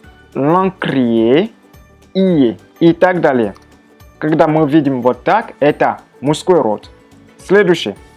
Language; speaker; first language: Russian; non-native, fluent; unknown